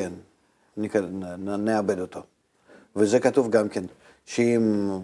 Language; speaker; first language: Hebrew; non-native, fluent; Russian